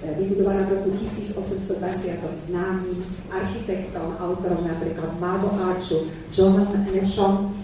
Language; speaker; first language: Slovak; native; Slovak